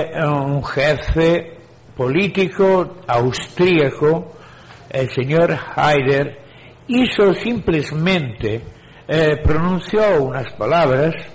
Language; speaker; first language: Spanish; non-native, fluent; Italian